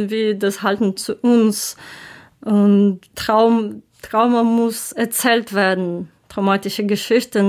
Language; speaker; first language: German; non-native, learner; Ukrainian